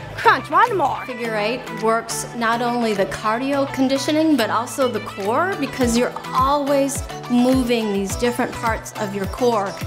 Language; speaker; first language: English; native; English